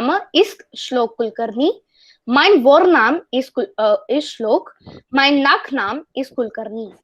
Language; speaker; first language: German; non-native, learner; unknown